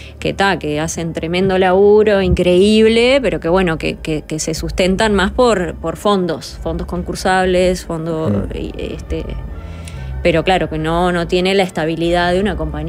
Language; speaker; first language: Spanish; native; Spanish